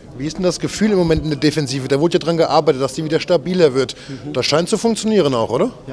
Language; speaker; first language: German; native; German